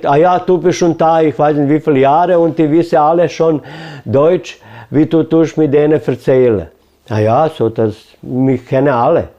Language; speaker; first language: German; early bilingual, heritage; German